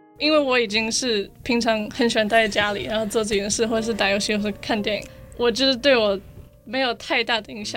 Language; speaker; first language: Chinese; early bilingual, other home language; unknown